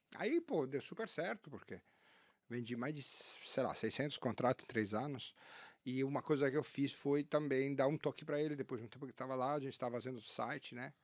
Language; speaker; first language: Portuguese; non-native, fluent; Italian